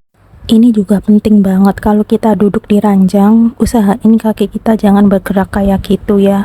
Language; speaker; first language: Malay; non-native, local second language; Javanese